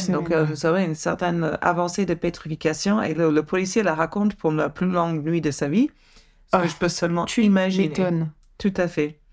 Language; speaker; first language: French; non-native, fluent; English